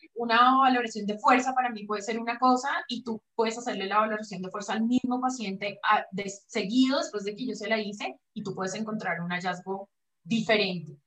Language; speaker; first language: Spanish; native; Spanish